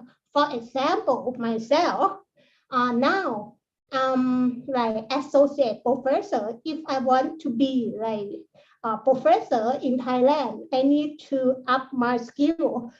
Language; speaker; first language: English; non-native, learner; Thai